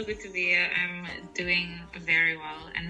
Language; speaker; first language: English; native; English